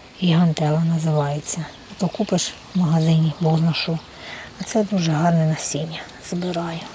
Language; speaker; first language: Ukrainian; non-native, local second language; Russian